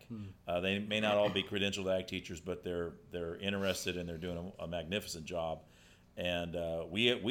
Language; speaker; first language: English; native; English